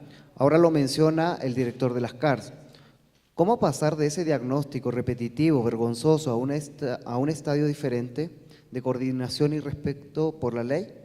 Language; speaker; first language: Spanish; native; Spanish